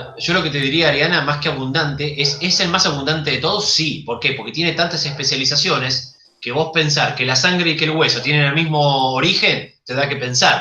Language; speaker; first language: Spanish; native; Spanish